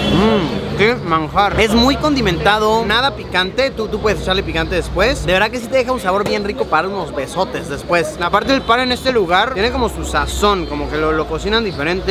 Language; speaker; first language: Spanish; native; Spanish